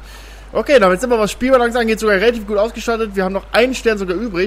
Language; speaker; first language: German; native; German